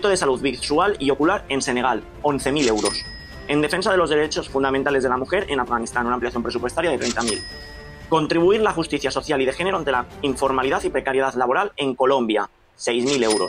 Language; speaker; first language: Spanish; native; Spanish